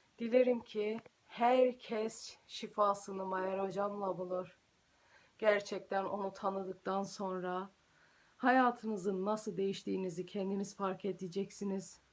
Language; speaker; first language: Turkish; early bilingual, heritage; Turkish